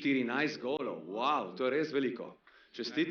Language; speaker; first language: Slovenian; native; Slovenian